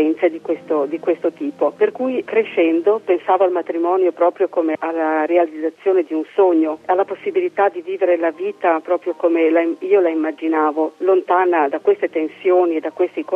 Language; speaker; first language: Italian; native; Italian